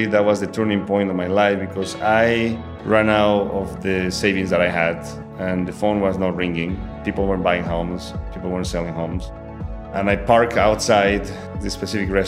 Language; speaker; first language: English; non-native, fluent; Spanish